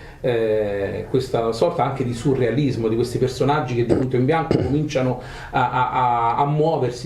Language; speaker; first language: Italian; native; Italian